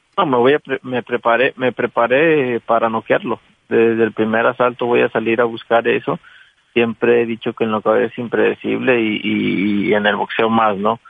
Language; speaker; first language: Spanish; native; Spanish